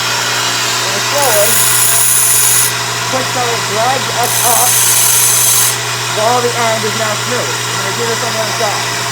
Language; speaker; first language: English; native; English